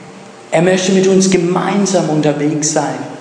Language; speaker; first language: German; early bilingual, other home language; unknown